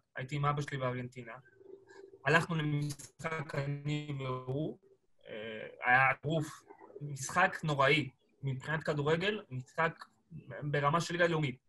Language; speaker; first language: Hebrew; early bilingual, other home language; Spanish